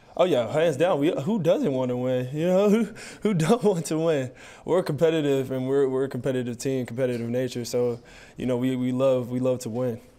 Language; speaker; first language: English; native; English